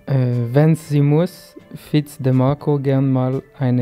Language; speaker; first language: German; non-native, local second language; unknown